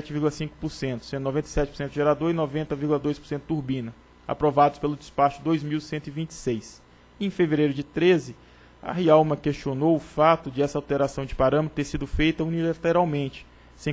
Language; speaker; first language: Portuguese; native; Portuguese